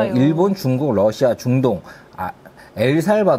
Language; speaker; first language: Korean; native; Korean